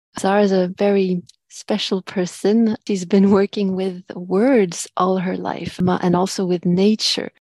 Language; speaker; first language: English; non-native, fluent; French